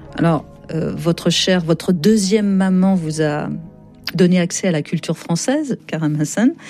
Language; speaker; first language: French; native; French